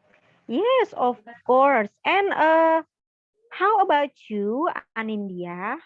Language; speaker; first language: English; non-native, fluent; Indonesian